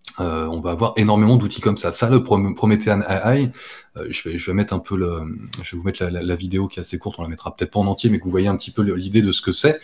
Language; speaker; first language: French; native; French